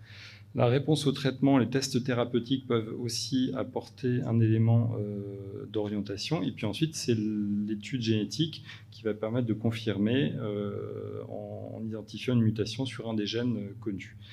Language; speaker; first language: French; native; French